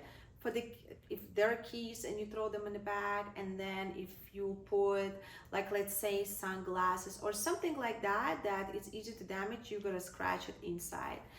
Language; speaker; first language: English; non-native, fluent; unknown